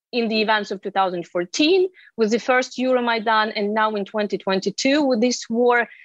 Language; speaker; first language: English; non-native, fluent; Ukrainian